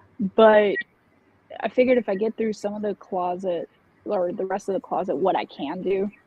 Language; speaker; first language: English; native; English